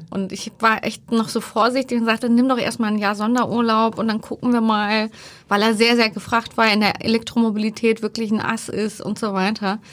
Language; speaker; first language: German; early bilingual, other home language; Turkish